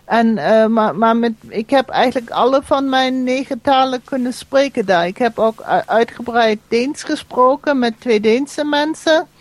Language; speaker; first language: Dutch; non-native, fluent; German